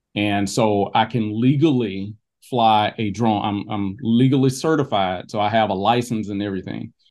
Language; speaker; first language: English; native; English